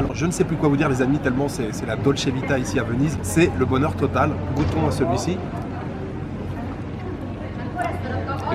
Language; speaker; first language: French; native; French